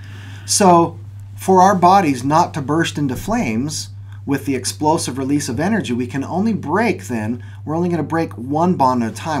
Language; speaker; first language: English; native; English